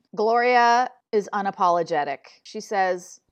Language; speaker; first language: English; native; English